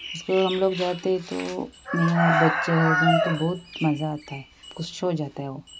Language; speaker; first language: Hindi; non-native, local second language; Kannada